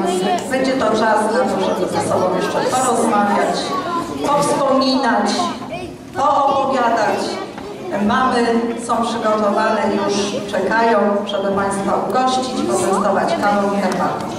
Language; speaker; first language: Polish; native; Polish